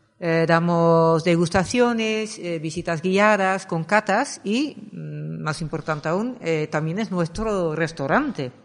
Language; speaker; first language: Spanish; non-native, fluent; Dutch